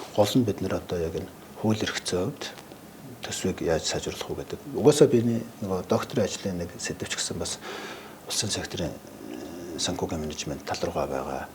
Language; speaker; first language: Mongolian; native; Mongolian